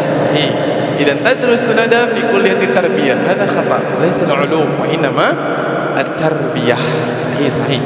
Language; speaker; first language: Arabic; non-native, fluent; Indonesian